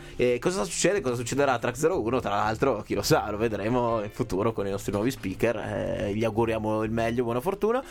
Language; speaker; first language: Italian; native; Italian